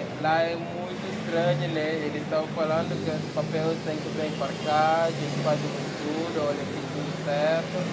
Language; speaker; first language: Portuguese; non-native, learner; Haitian Creole